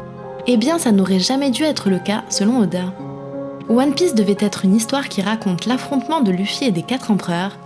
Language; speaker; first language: French; native; French